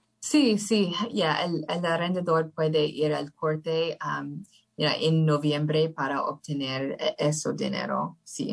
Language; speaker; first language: Spanish; early bilingual, heritage; English